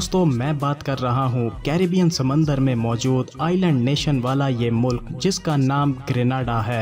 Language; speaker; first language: Urdu; native; Urdu